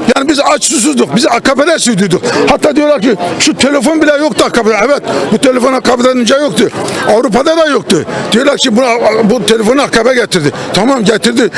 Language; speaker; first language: Turkish; native; Turkish